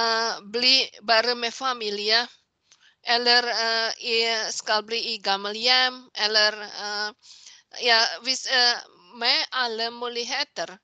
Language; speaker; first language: Norwegian; non-native, learner; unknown